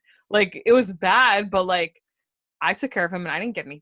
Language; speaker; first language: English; native; English